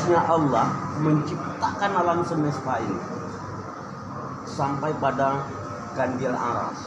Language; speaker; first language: Indonesian; native; Indonesian